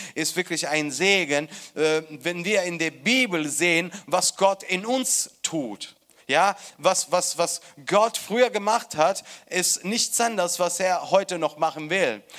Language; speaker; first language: German; non-native, fluent; Italian